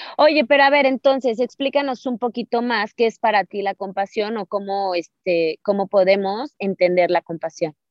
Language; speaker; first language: Spanish; native; Spanish